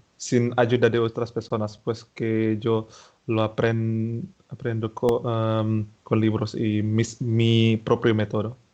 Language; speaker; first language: Spanish; non-native, fluent; Indonesian